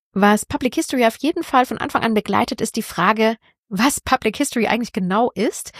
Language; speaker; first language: German; native; German